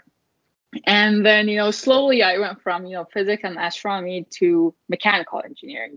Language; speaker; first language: English; non-native, fluent; Persian